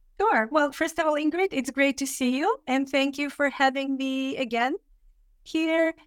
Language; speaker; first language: English; non-native, fluent; Russian